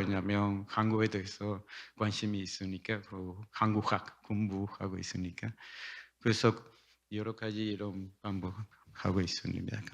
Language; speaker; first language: Korean; non-native, learner; Spanish